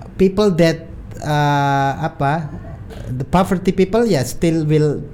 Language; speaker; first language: English; non-native, learner; Indonesian